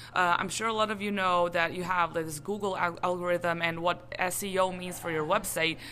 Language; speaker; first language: English; non-native, fluent; Serbian